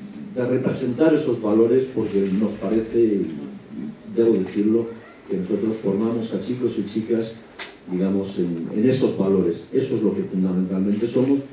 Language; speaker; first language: Spanish; native; Spanish